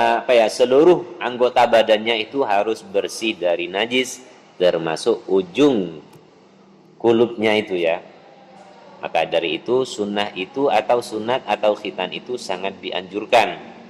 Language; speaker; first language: Indonesian; native; Indonesian